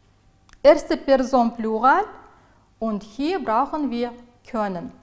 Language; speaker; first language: German; non-native, fluent; Uzbek